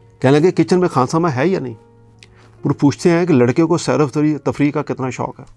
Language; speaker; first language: Urdu; native; Urdu